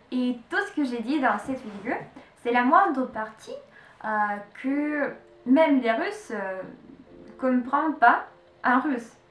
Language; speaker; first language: French; non-native, learner; Russian